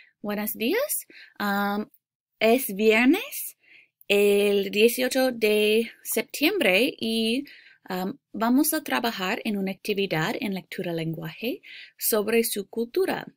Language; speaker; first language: Spanish; non-native, fluent; English